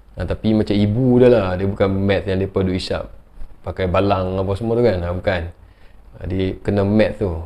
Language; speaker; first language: Malay; native; Malay